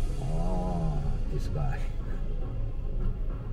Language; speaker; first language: English; non-native, learner; Korean